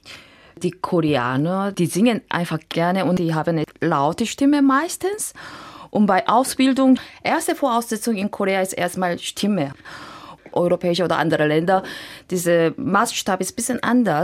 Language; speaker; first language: German; non-native, fluent; Korean